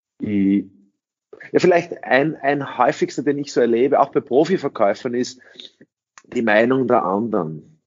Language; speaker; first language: German; early bilingual, other home language; English